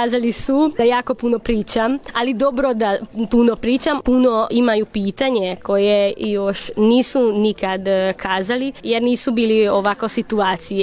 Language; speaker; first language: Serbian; non-native, local second language; Hungarian